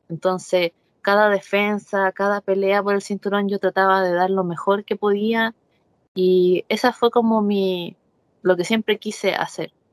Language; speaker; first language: Spanish; native; Spanish